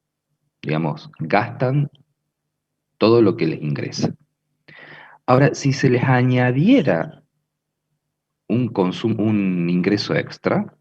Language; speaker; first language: Spanish; native; Spanish